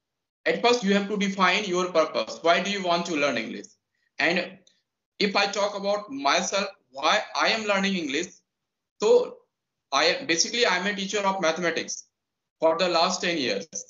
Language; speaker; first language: English; non-native, local second language; Hindi